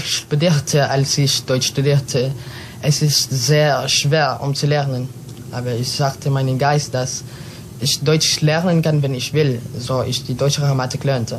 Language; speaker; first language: German; non-native, learner; Filipino